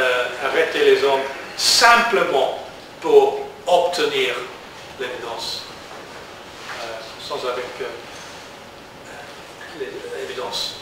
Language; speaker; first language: French; non-native, learner; English